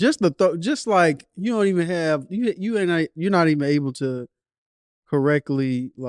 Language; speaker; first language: English; native; English